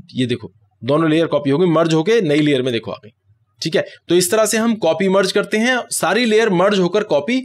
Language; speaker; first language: Hindi; native; Hindi